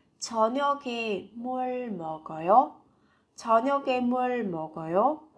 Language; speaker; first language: Korean; non-native, fluent; Vietnamese